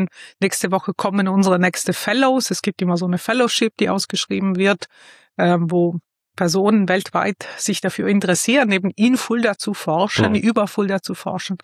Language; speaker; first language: German; non-native, fluent; Italian